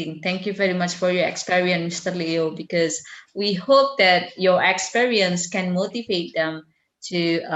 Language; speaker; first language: English; non-native, fluent; Indonesian